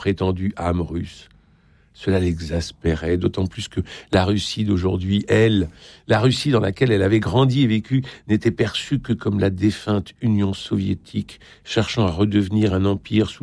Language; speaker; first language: French; native; French